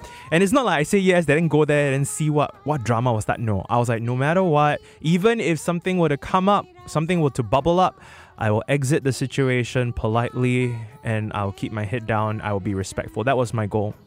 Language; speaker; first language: English; native; English